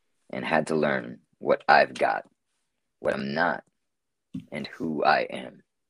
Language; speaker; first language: English; native; English